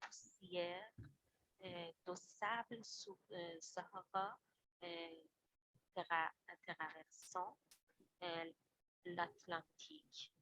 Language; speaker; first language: French; non-native, learner; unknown